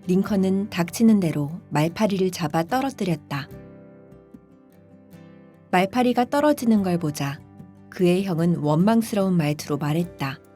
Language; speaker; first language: Korean; native; Korean